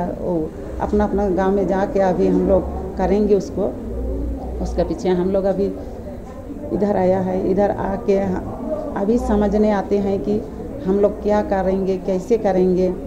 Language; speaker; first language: Hindi; non-native, local second language; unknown